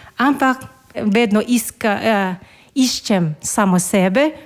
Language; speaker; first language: Slovenian; non-native, learner; Filipino